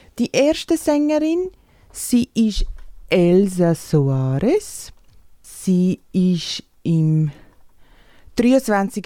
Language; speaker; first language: German; non-native, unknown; Portuguese